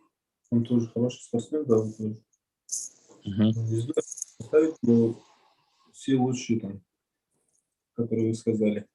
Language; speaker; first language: Russian; non-native, learner; Kazakh